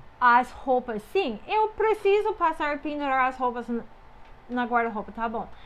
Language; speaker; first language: Portuguese; non-native, fluent; English